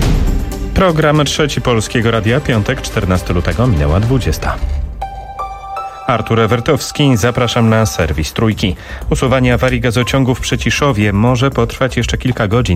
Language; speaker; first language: Polish; native; Polish